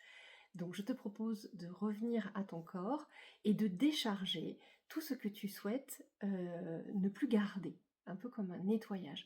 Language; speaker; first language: French; native; French